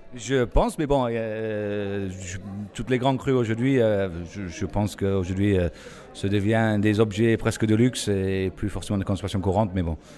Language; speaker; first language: French; non-native, fluent; English